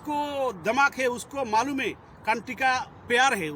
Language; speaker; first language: Hindi; non-native, fluent; Bangla